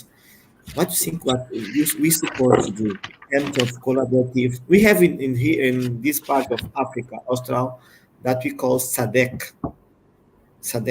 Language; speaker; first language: English; non-native, learner; Portuguese